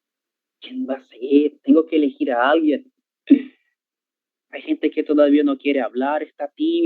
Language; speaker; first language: Spanish; non-native, learner; Portuguese